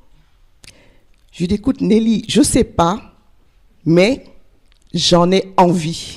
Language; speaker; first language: French; native; French